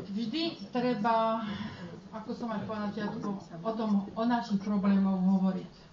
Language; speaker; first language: Slovak; early bilingual, heritage; Slovak